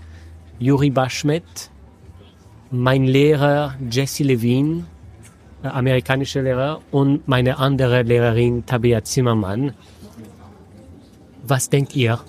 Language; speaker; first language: German; non-native, fluent; French